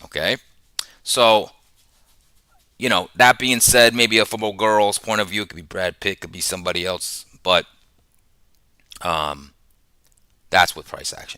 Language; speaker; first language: English; native; English